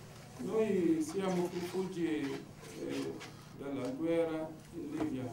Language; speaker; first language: Italian; non-native, learner; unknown